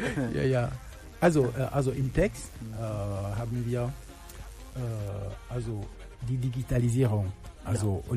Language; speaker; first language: German; non-native, fluent; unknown